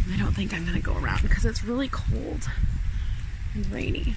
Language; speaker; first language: English; native; English